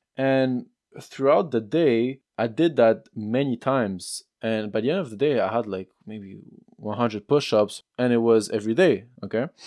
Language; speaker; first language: English; non-native, fluent; French